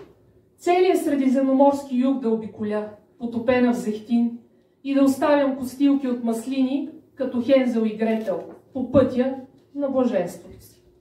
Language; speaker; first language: Bulgarian; native; Bulgarian